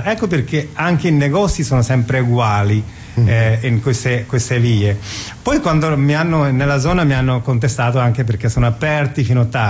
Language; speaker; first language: Italian; non-native, fluent; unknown